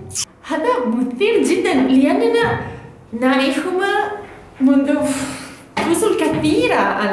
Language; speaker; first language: Arabic; non-native, learner; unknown